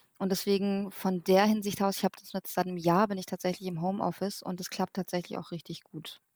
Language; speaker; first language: German; early bilingual, other home language; Persian